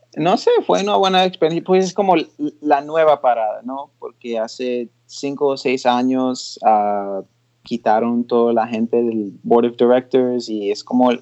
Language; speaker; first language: Spanish; early bilingual, heritage; Spanish